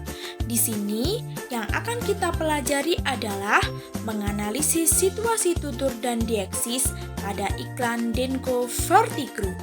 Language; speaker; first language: Indonesian; native; Indonesian